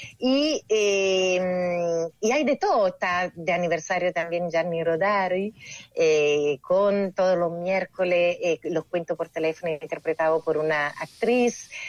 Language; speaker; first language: Spanish; non-native, fluent; Italian